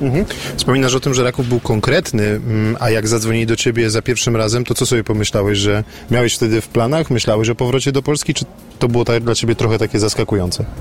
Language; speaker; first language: Polish; native; Polish